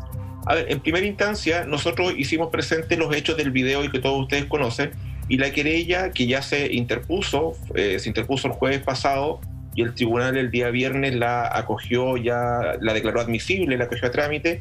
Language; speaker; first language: Spanish; native; Spanish